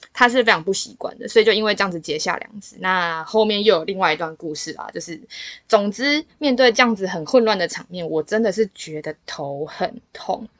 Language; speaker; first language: Chinese; native; Chinese